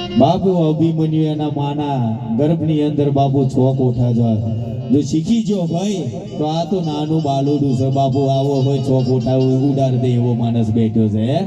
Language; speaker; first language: Gujarati; native; Gujarati